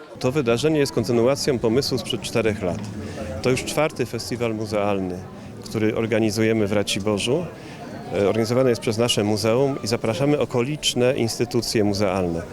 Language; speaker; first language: Polish; native; Polish